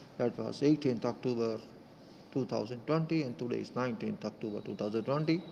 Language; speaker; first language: English; non-native, local second language; Hindi